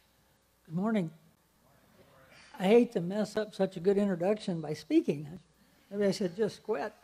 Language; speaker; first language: English; native; English